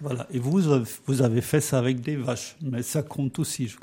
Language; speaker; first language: French; native; French